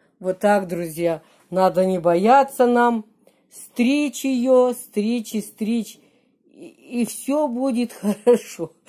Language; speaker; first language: Russian; native; Russian